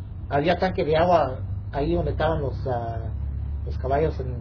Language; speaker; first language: Spanish; early bilingual, other home language; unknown